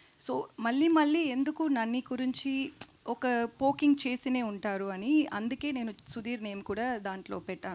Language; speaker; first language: Telugu; non-native, local second language; Tamil